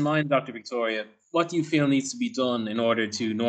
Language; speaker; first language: English; native; English